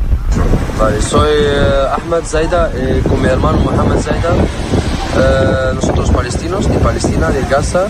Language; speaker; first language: Spanish; non-native, learner; Arabic